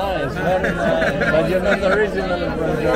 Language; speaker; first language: English; non-native, fluent; Swedish